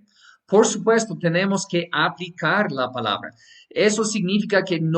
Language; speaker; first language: Spanish; non-native, fluent; English